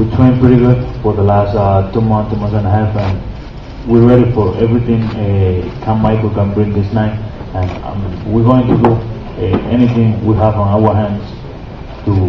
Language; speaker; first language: English; non-native, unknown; Spanish